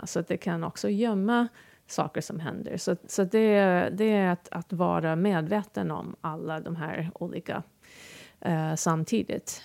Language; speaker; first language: Swedish; non-native, fluent; English